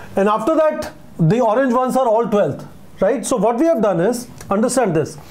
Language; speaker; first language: English; non-native, local second language; Hindi